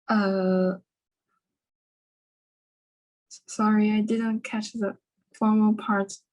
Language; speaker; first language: English; non-native, learner; Chinese